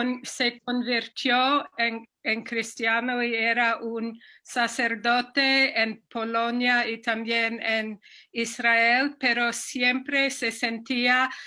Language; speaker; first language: Spanish; non-native, learner; English